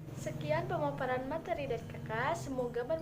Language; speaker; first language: Indonesian; native; Indonesian